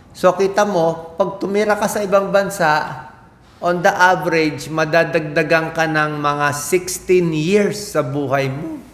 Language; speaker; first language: Filipino; native; Filipino